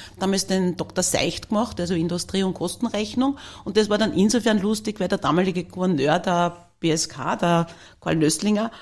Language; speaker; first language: German; native; German